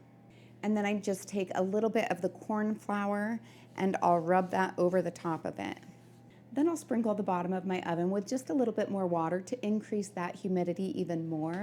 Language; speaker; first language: English; native; English